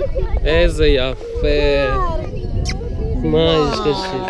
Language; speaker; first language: Hebrew; native; Hebrew